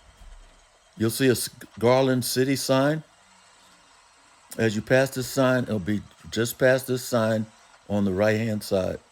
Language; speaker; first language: English; native; English